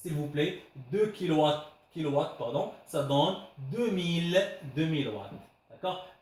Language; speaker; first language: French; non-native, local second language; Arabic